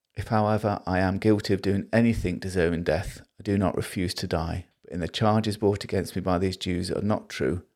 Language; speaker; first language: English; native; English